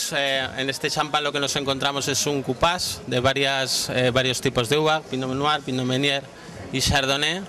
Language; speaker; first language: Spanish; native; Spanish